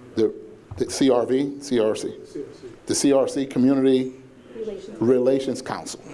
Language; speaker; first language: English; native; English